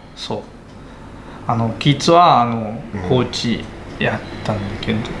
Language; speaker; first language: Japanese; non-native, learner; Portuguese